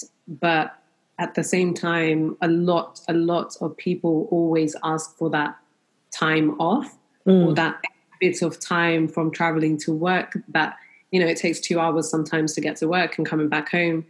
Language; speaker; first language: English; native; English